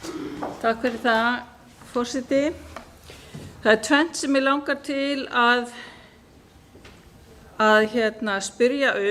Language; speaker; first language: Icelandic; native; Icelandic